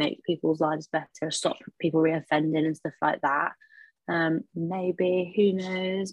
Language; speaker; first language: English; native; English